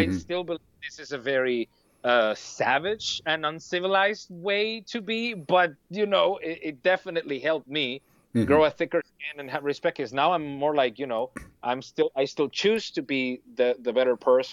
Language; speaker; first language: English; non-native, fluent; Spanish